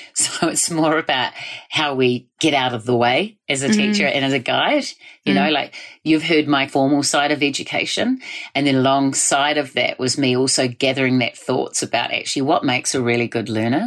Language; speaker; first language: English; native; English